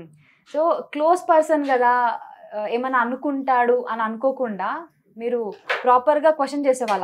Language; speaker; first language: Telugu; native; Telugu